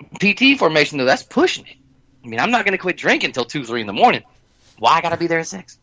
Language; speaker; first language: English; native; English